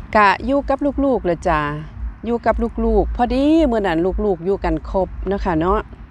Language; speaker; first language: Thai; native; Thai